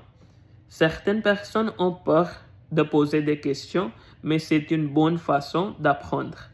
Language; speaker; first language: French; non-native, learner; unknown